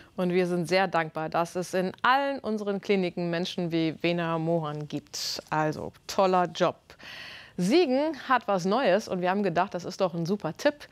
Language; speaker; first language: German; native; German